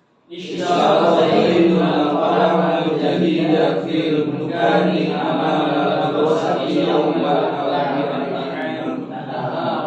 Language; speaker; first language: Arabic; non-native, learner; Indonesian